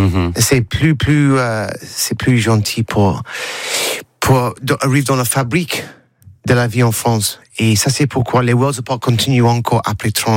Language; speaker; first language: French; non-native, learner; English